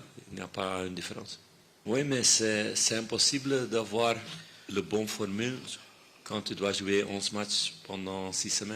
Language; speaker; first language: French; non-native, fluent; Dutch